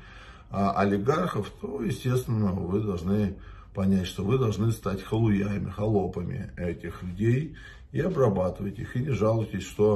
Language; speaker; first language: Russian; native; Russian